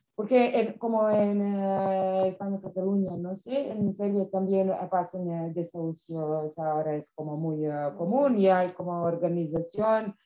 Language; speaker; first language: Spanish; non-native, fluent; Serbian